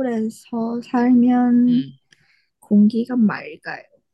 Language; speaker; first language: Korean; non-native, learner; Chinese